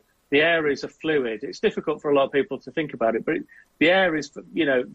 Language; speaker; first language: English; native; English